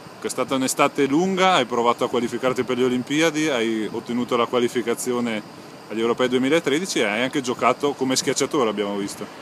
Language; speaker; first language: Italian; native; Italian